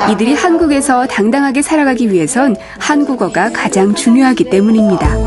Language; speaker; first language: Korean; native; Korean